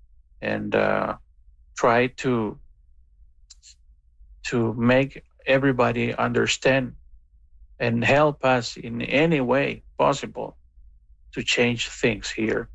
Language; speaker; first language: English; non-native, fluent; Spanish